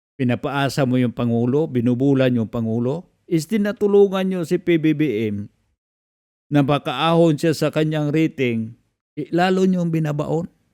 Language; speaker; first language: Filipino; non-native, local second language; Cebuano